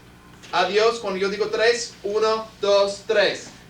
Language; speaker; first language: Spanish; non-native, fluent; English